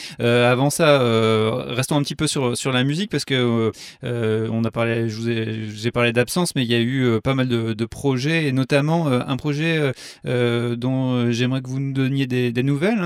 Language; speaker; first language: French; native; French